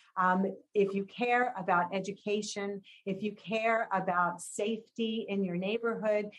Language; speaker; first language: English; native; English